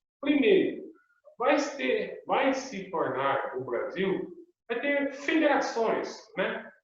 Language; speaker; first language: Portuguese; native; Portuguese